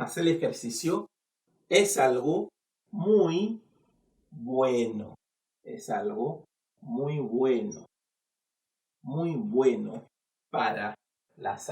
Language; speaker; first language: Spanish; non-native, fluent; Haitian Creole